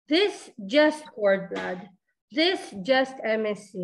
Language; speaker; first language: English; non-native, fluent; Hebrew